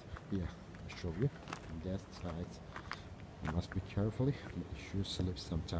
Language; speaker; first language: English; non-native, learner; Turkish